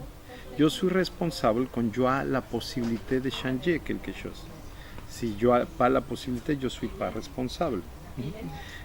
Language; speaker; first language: French; non-native, fluent; Spanish